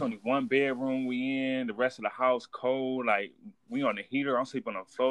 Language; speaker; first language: English; native; English